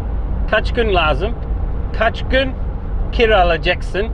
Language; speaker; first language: Turkish; non-native, fluent; English